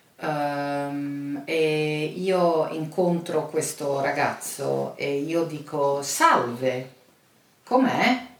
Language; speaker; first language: Italian; non-native, fluent; Dutch